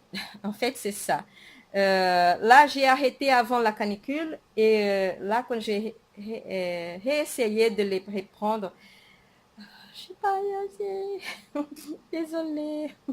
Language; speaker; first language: French; non-native, fluent; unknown